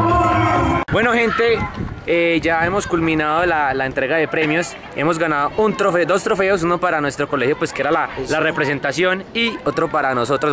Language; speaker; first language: Spanish; native; Spanish